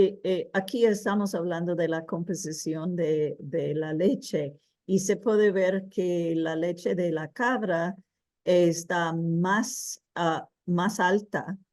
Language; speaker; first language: Spanish; early bilingual, heritage; Spanish